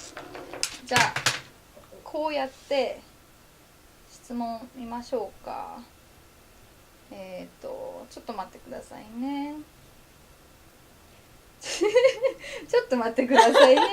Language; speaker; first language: Japanese; non-native, fluent; Polish